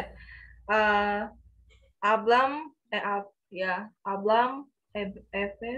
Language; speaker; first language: Turkish; non-native, learner; Indonesian